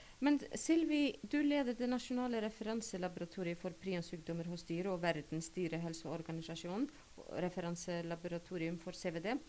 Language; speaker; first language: Norwegian; native; Norwegian